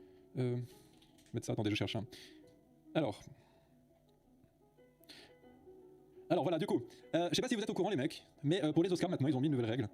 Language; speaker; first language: French; native; French